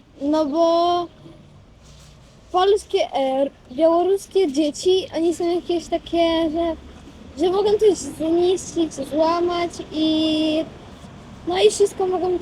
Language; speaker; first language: Polish; early bilingual, other home language; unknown